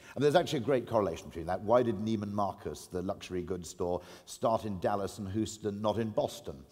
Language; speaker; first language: English; native; English